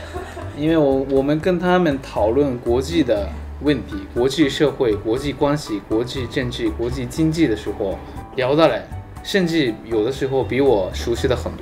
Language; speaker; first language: Chinese; non-native, fluent; Japanese